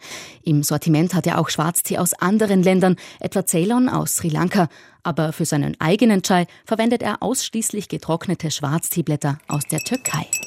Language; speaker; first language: German; native; German